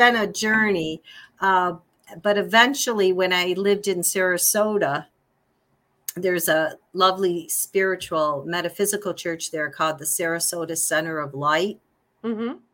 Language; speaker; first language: English; native; English